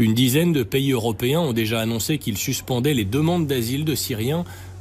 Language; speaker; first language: French; native; French